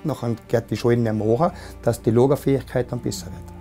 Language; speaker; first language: German; native; German